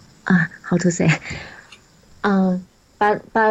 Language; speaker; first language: English; non-native, learner; Chinese